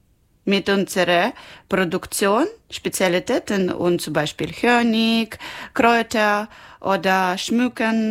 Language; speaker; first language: German; non-native, learner; Ukrainian